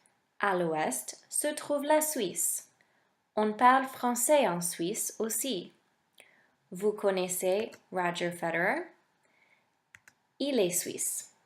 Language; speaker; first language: French; non-native, fluent; English